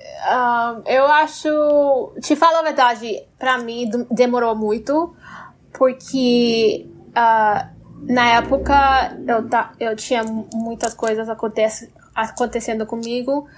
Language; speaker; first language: Portuguese; non-native, fluent; English